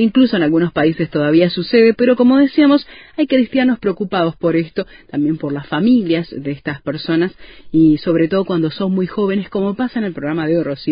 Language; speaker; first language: Spanish; native; Spanish